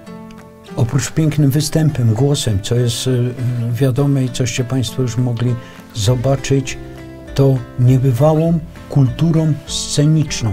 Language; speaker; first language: Polish; native; Polish